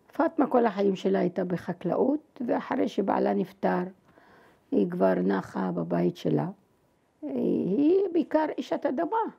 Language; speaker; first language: Hebrew; non-native, fluent; Arabic